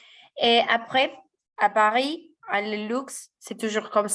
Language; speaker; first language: French; non-native, fluent; Spanish